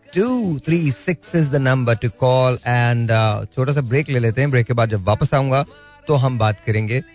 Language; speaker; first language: Urdu; native; Urdu